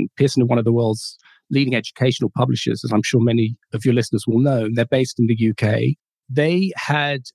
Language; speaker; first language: English; native; English